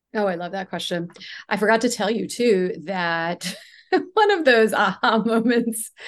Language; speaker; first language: English; non-native, local second language; Hindi